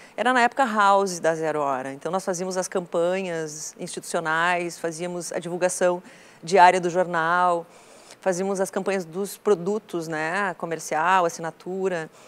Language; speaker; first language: Portuguese; native; Portuguese